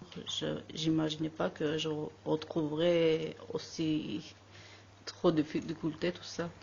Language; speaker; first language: French; non-native, learner; Armenian